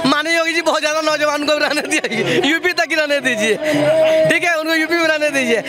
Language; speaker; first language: Hindi; native; Hindi